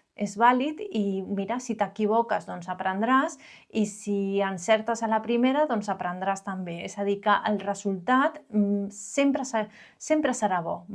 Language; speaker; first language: Catalan; non-native, local second language; Spanish